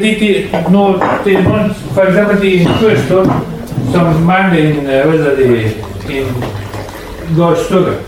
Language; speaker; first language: Danish; non-native, learner; Persian